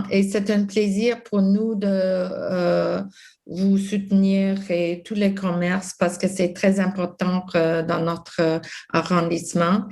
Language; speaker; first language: French; non-native, local second language; English